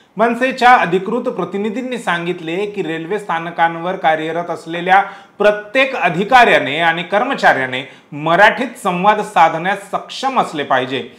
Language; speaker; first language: Marathi; native; Marathi